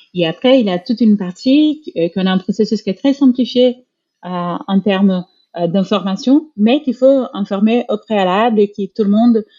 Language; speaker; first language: French; non-native, fluent; Portuguese